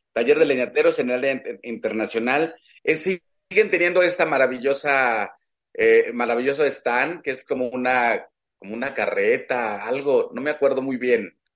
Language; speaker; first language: Spanish; non-native, local second language; Nahuatl languages